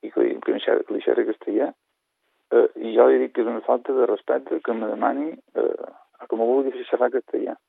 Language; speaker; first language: Catalan; native; Catalan